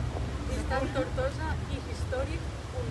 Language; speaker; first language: German; non-native, learner; Catalan